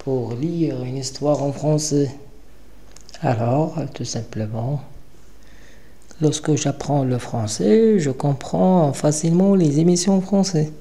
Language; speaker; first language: French; non-native, local second language; Arabic